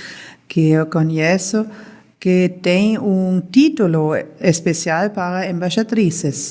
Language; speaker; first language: Portuguese; non-native, learner; German